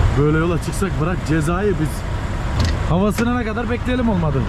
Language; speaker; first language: Turkish; native; Turkish